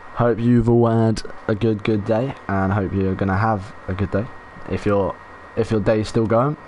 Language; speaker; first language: English; native; English